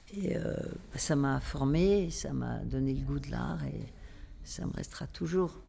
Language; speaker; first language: French; native; French